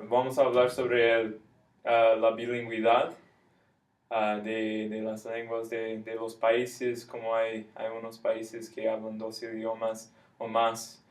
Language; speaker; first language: Spanish; non-native, fluent; English